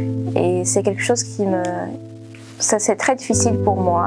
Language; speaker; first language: French; early bilingual, other home language; Portuguese